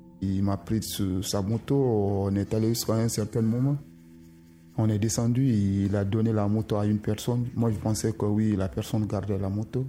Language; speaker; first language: French; non-native, local second language; Susu